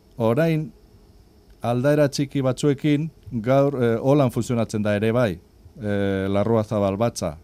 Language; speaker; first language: Basque; non-native, local second language; Spanish